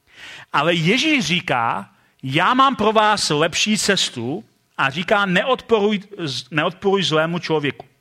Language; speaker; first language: Czech; native; Czech